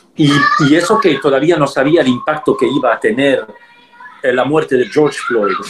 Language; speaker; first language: Spanish; early bilingual, heritage; Spanish